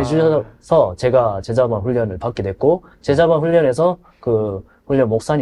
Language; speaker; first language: Korean; native; Korean